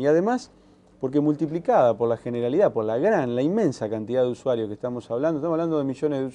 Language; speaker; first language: Spanish; native; Spanish